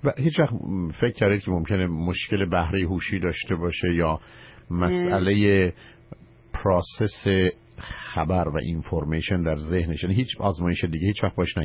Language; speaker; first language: Persian; native; Persian